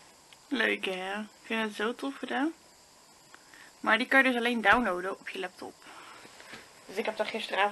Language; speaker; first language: Dutch; native; Dutch